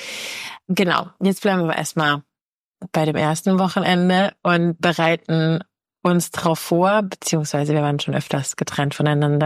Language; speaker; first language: German; native; German